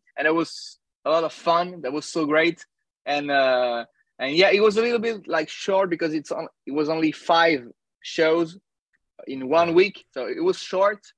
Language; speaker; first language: English; non-native, fluent; French